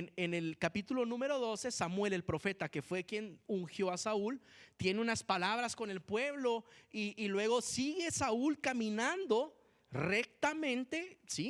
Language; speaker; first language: Spanish; native; Spanish